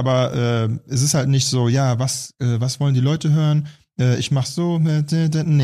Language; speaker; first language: German; native; German